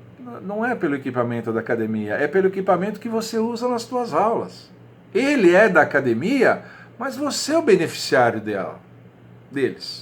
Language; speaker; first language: Portuguese; native; Portuguese